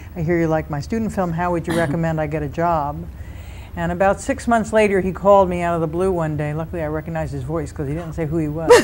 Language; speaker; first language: English; native; English